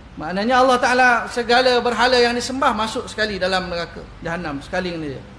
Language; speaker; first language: Malay; native; Malay